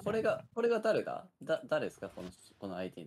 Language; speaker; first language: Japanese; native; Japanese